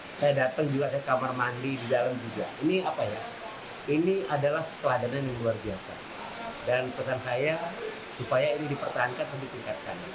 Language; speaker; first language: Indonesian; native; Indonesian